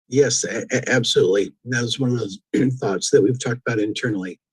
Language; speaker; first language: English; native; English